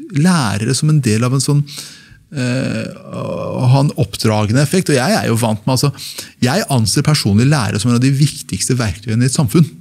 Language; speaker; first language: Norwegian; early bilingual, other home language; Persian